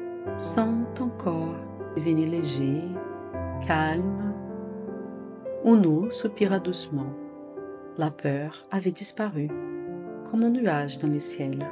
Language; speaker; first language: French; non-native, fluent; Portuguese